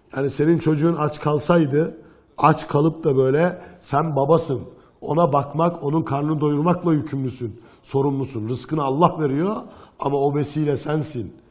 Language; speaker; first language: Turkish; native; Turkish